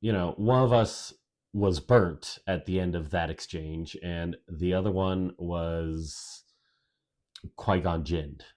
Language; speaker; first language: English; native; English